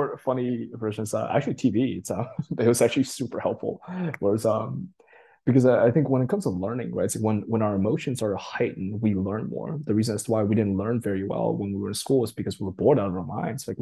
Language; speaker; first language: English; early bilingual, other home language; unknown